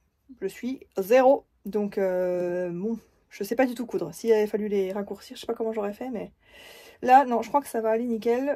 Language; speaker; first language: French; native; French